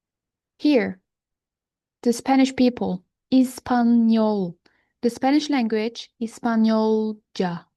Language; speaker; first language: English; non-native, fluent; Turkish